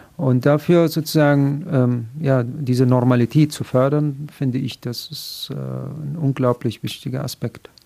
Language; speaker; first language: German; non-native, fluent; Arabic